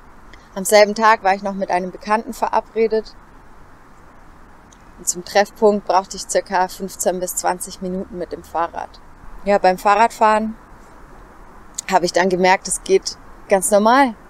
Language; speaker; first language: German; native; German